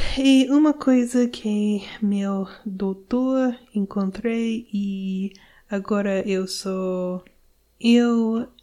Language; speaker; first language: Portuguese; non-native, learner; English